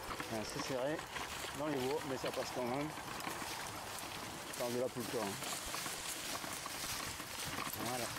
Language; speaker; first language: French; native; French